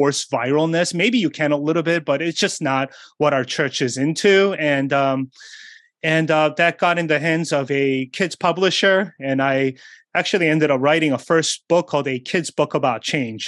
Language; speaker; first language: English; early bilingual, other home language; Korean